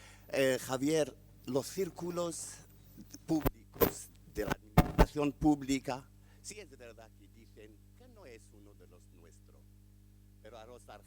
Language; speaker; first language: Spanish; non-native, fluent; Arabic